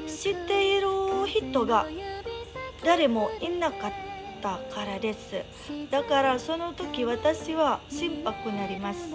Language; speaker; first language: Japanese; non-native, learner; Indonesian